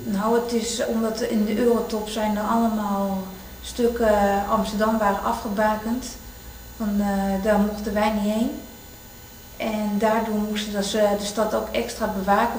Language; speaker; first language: Dutch; native; Dutch